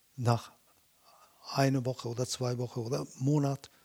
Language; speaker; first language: German; non-native, fluent; Japanese